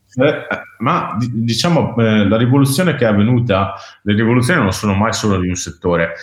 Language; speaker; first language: Italian; native; Italian